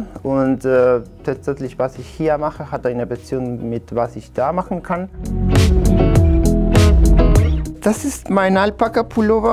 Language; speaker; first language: German; non-native, fluent; Spanish